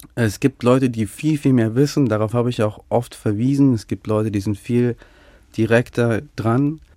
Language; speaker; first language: German; early bilingual, other home language; Russian